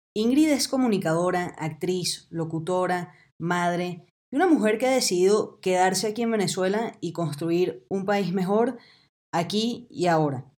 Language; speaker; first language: Spanish; native; Spanish